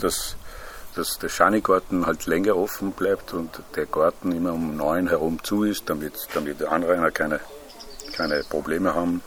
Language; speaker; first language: German; non-native, fluent; Persian